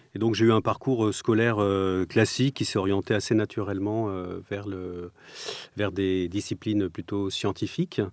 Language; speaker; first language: French; native; French